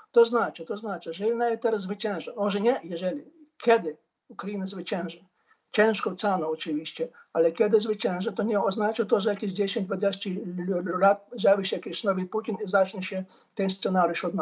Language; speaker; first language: Polish; non-native, fluent; Ukrainian